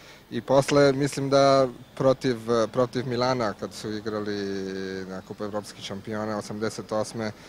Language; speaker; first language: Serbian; non-native, learner; Italian